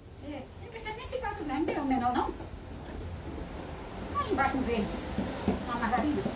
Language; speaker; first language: Portuguese; native; Portuguese